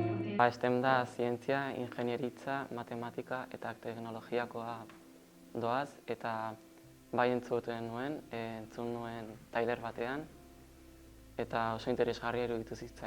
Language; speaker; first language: Basque; non-native, local second language; Spanish